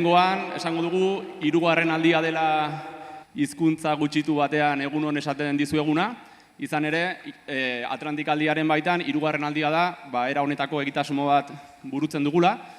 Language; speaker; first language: Basque; native; Basque